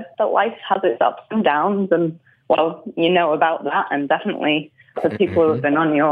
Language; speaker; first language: English; native; English